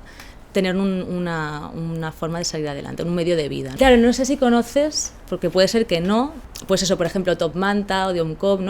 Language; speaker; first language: Spanish; native; Spanish